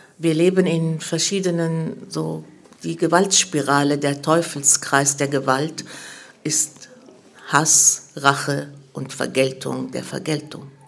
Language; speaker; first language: German; early bilingual, other home language; Arabic